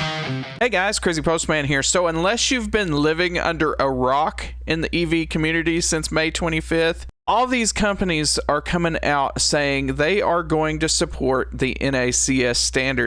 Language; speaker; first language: English; native; English